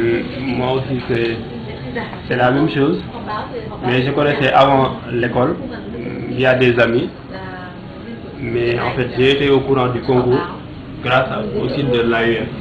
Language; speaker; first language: French; non-native, local second language; Wolof